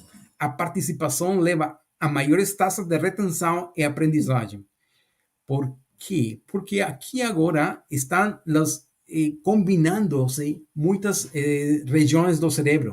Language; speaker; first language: Portuguese; non-native, learner; Spanish